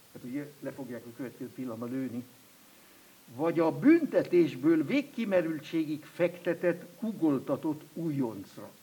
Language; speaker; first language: Hungarian; non-native, fluent; German